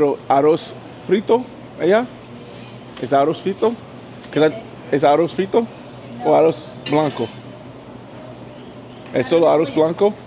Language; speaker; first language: Spanish; non-native, learner; English